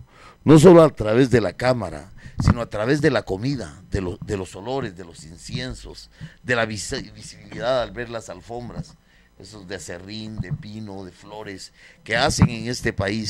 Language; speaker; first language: Spanish; native; Spanish